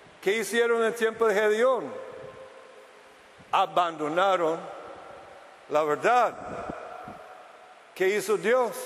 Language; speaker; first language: Spanish; non-native, fluent; English